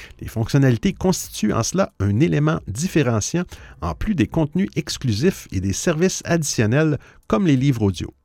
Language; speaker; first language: French; native; French